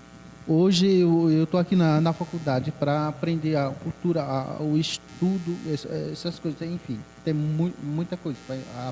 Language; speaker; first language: Portuguese; non-native, local second language; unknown